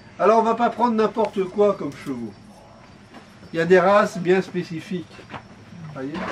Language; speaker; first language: French; native; French